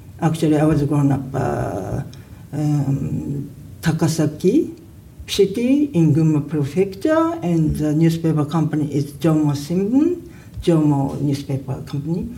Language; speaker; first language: English; non-native, learner; Japanese